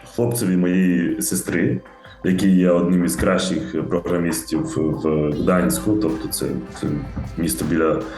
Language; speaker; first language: Ukrainian; native; Ukrainian